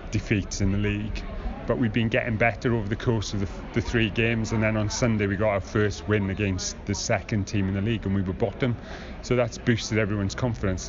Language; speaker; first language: English; native; English